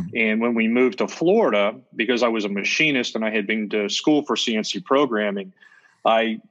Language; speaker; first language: English; native; English